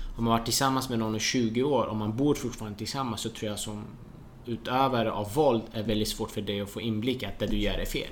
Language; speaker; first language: Swedish; early bilingual, other home language; Persian